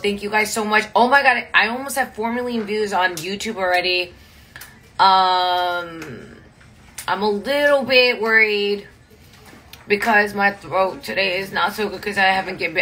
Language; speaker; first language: English; early bilingual, other home language; Korean